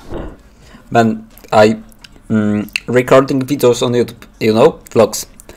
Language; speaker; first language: English; non-native, learner; Polish